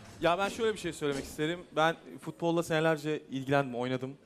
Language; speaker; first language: Turkish; native; Turkish